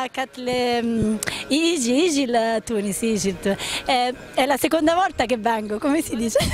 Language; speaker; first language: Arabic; non-native, learner; Italian